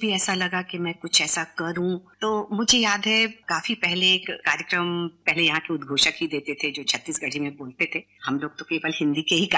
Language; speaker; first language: Hindi; native; Hindi